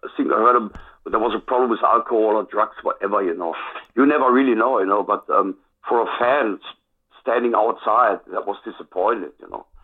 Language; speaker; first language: English; non-native, fluent; German